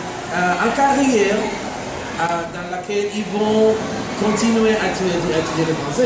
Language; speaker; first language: French; non-native, fluent; Spanish